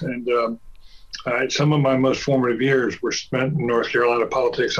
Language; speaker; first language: English; native; English